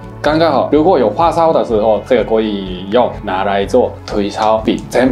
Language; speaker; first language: Chinese; non-native, fluent; Japanese